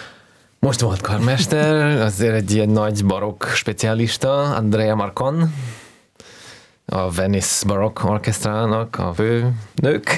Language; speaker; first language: Hungarian; non-native, fluent; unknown